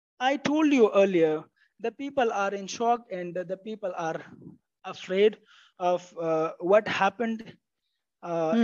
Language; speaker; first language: English; non-native, fluent; Pashto